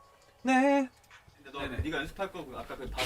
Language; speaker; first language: Korean; native; Korean